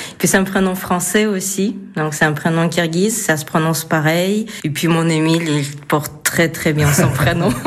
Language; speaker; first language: French; non-native, fluent; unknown